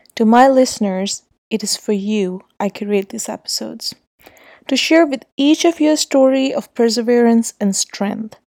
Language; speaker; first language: English; non-native, local second language; Urdu